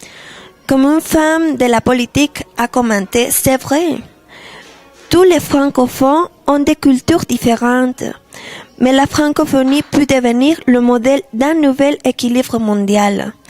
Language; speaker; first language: French; non-native, learner; Spanish